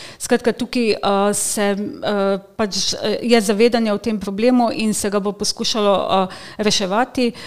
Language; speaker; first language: Slovenian; native; Slovenian